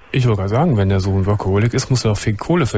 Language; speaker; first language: German; native; German